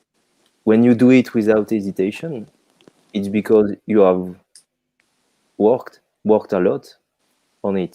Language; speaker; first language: English; non-native, fluent; French